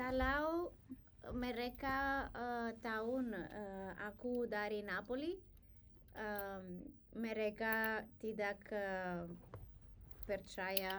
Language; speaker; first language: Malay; non-native, learner; English